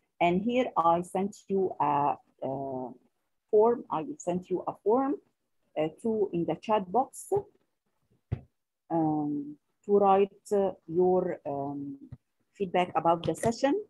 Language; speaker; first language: English; non-native, local second language; Arabic